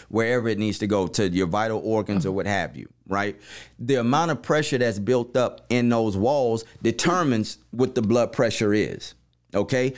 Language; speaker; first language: English; native; English